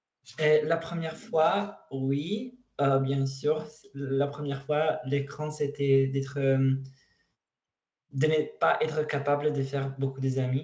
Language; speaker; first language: French; non-native, learner; Italian